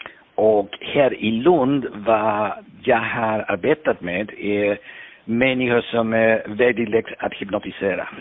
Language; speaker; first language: Swedish; non-native, fluent; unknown